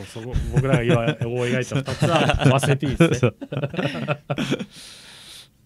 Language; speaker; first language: Japanese; native; Japanese